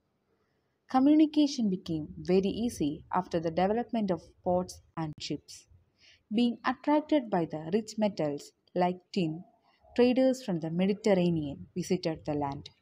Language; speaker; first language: English; non-native, local second language; Malayalam